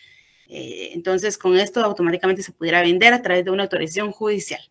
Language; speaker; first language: Spanish; native; Spanish